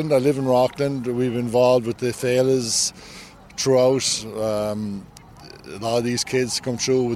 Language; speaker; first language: English; native; English